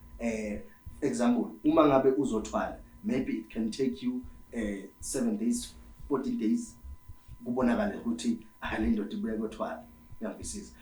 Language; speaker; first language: Zulu; native; Zulu